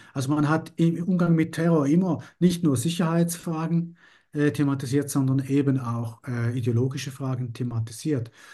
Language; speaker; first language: German; early bilingual, other home language; Spanish